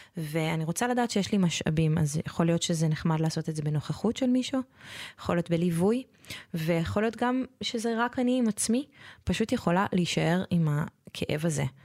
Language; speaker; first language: Hebrew; native; Hebrew